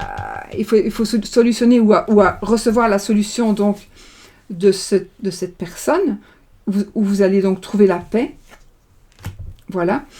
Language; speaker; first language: French; native; French